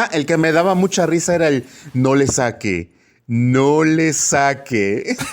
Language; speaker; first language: Spanish; native; Spanish